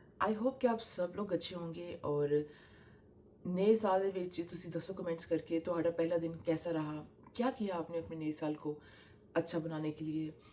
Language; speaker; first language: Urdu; non-native, local second language; Punjabi